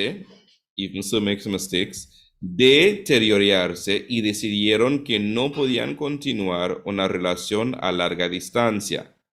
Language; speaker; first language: Spanish; non-native, fluent; English